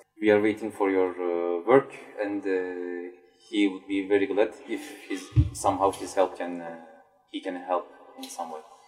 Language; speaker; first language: English; non-native, fluent; Turkish